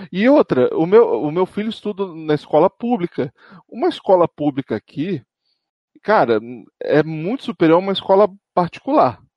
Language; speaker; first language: Portuguese; native; Portuguese